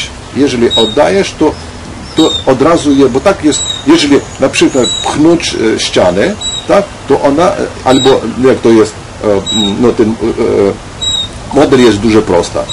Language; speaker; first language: Polish; non-native, learner; Ukrainian